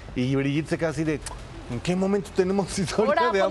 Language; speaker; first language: Spanish; native; Spanish